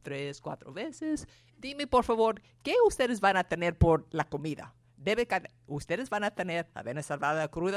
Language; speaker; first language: Spanish; non-native, fluent; English